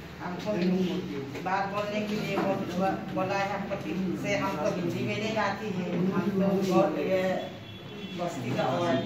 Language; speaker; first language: Hindi; non-native, local second language; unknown